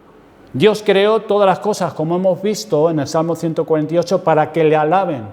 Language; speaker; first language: Spanish; native; Spanish